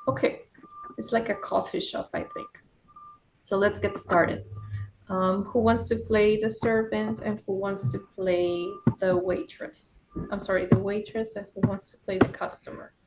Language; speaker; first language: English; non-native, fluent; Spanish